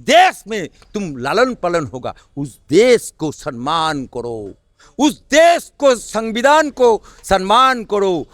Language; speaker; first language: Hindi; non-native, local second language; Bangla